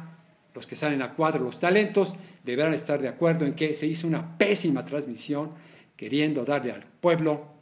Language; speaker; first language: Spanish; native; Spanish